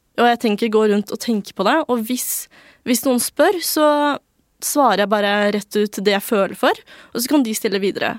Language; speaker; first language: Norwegian; early bilingual, other home language; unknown